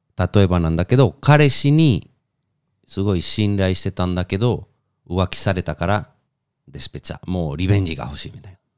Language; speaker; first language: Japanese; non-native, fluent; Spanish